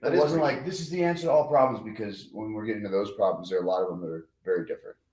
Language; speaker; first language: English; native; English